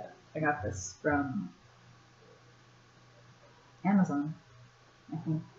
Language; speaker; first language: English; native; English